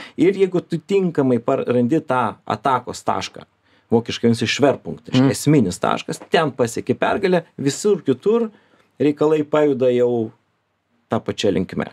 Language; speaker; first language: Lithuanian; native; Lithuanian